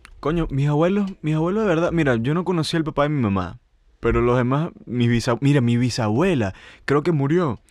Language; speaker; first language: Spanish; native; Spanish